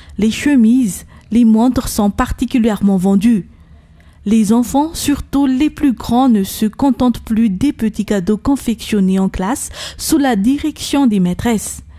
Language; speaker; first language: French; non-native, local second language; Malagasy